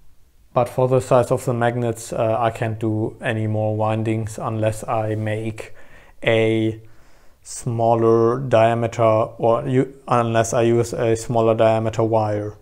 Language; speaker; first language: English; non-native, fluent; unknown